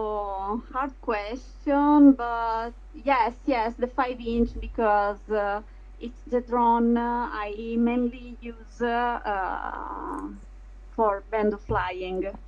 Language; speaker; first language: English; non-native, fluent; Italian